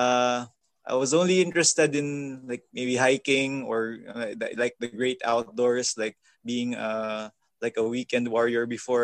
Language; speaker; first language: English; non-native, local second language; Filipino